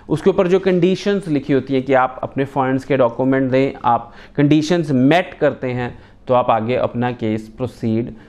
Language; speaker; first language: Hindi; non-native, local second language; Punjabi